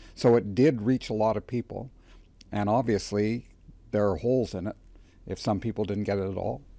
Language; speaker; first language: English; native; English